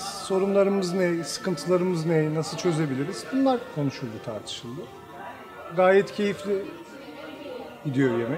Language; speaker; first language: Turkish; native; Turkish